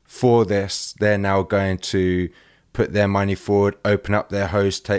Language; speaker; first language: English; native; English